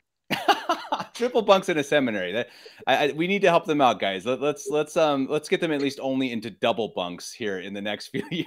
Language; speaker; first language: English; native; English